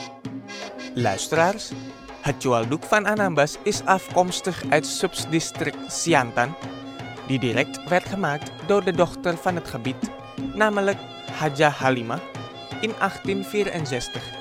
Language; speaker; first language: Dutch; non-native, fluent; Indonesian